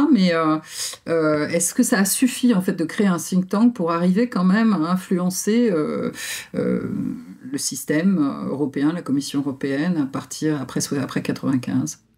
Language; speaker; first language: French; native; French